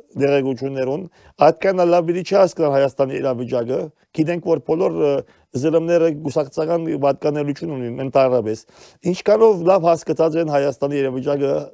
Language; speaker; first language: Armenian; early bilingual, heritage; Armenian